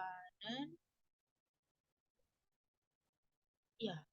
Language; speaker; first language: Korean; non-native, learner; Indonesian